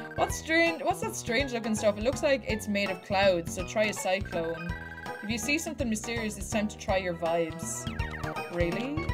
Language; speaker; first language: English; native; English